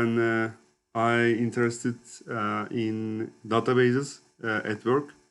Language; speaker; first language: English; non-native, learner; Turkish